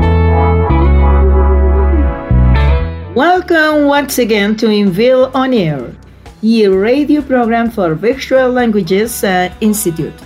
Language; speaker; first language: English; non-native, fluent; Spanish